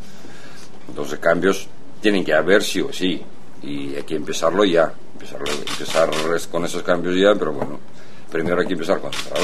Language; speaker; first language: Spanish; non-native, fluent; Russian